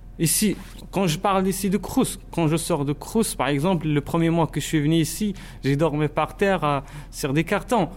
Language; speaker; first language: French; non-native, local second language; Arabic